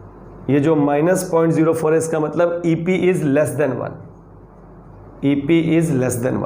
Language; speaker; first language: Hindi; native; Hindi